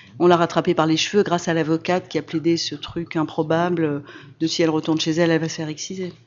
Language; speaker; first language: French; native; French